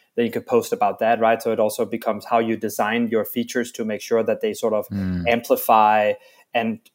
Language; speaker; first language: English; non-native, fluent; Danish